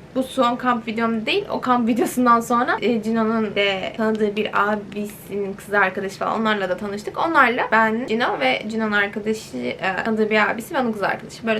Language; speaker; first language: Turkish; native; Turkish